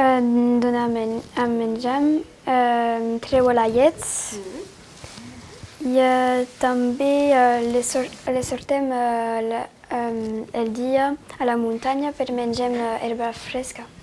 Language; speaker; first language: Catalan; non-native, learner; French